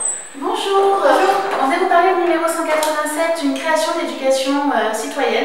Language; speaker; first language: French; native; French